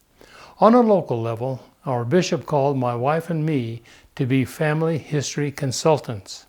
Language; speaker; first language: English; native; English